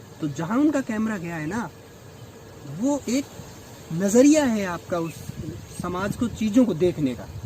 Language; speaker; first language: Hindi; non-native, local second language; Rajasthani